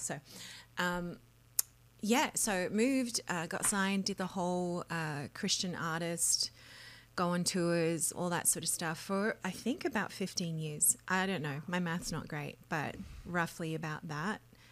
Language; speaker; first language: English; native; English